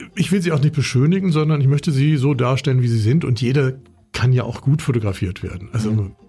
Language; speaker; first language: German; native; German